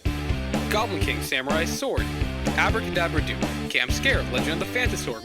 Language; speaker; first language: English; native; English